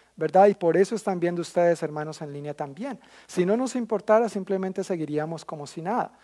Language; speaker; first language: Spanish; native; Spanish